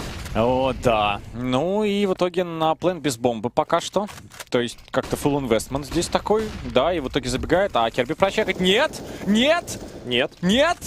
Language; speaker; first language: Russian; native; Russian